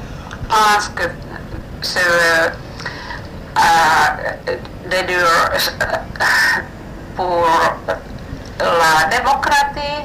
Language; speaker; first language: French; non-native, learner; Finnish